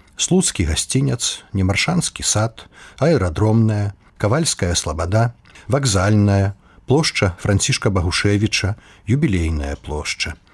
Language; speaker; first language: Belarusian; native; Belarusian